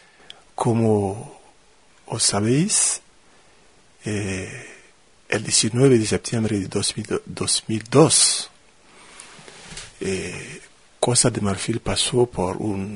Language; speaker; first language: Spanish; non-native, fluent; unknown